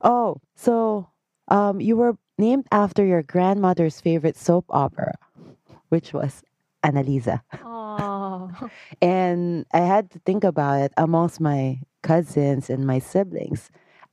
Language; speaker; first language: English; non-native, local second language; Filipino